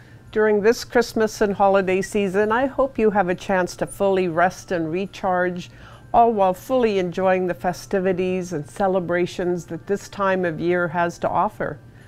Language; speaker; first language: English; native; English